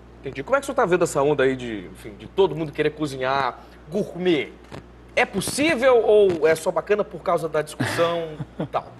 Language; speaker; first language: Portuguese; native; Portuguese